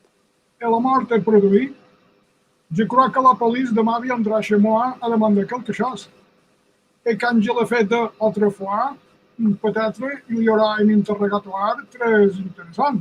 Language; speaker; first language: French; non-native, fluent; Spanish